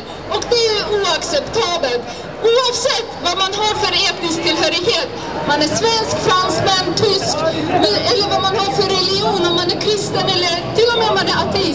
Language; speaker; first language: Swedish; non-native, fluent; Azerbaijani